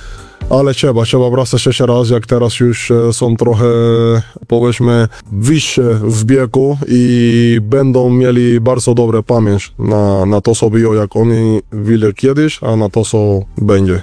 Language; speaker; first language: Polish; non-native, fluent; Spanish